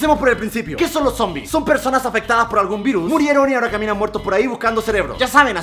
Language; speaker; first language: Spanish; native; Spanish